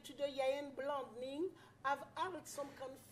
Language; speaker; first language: Swedish; non-native, fluent; French